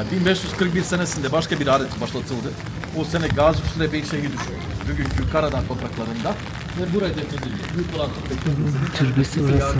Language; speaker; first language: Turkish; native; Turkish